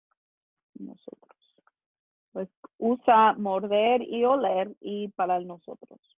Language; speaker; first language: Spanish; non-native, fluent; English